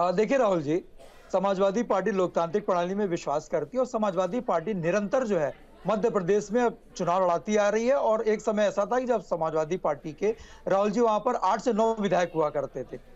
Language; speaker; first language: Hindi; native; Hindi